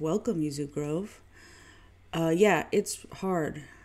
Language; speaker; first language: English; native; English